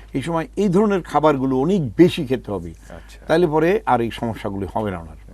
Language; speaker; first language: Bangla; native; Bangla